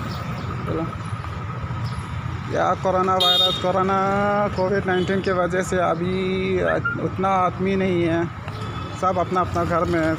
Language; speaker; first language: Hindi; non-native, local second language; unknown